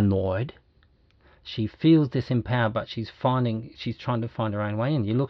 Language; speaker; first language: English; native; English